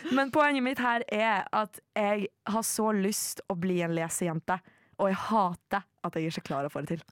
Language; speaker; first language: Norwegian; early bilingual, other home language; Polish